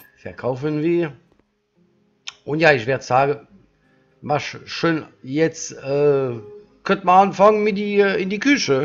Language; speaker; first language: German; non-native, learner; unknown